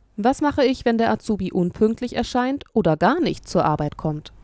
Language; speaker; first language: German; native; German